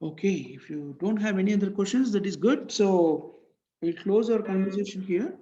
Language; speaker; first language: English; non-native, local second language; Telugu